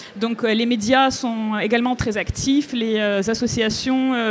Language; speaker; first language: French; non-native, fluent; Ukrainian